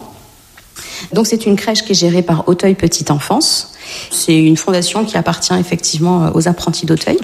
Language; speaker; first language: French; native; French